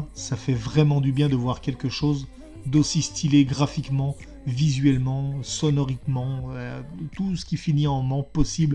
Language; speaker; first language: French; native; French